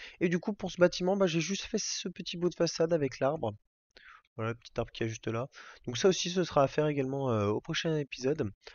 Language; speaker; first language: French; native; French